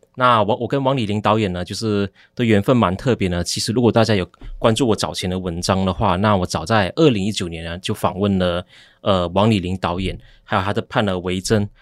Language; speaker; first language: Chinese; native; Chinese